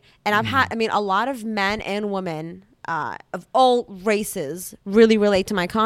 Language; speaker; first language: English; early bilingual, other home language; Arabic